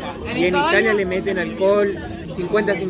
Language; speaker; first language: Spanish; native; Spanish